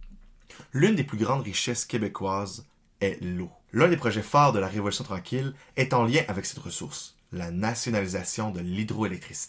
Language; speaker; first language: French; native; French